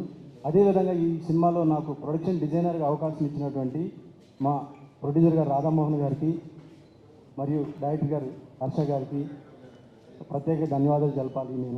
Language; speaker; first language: Telugu; native; Telugu